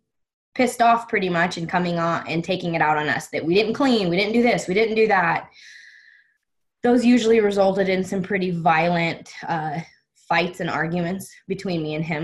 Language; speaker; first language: English; native; English